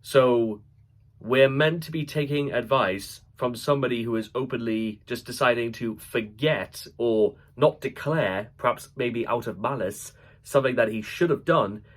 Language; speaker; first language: English; native; English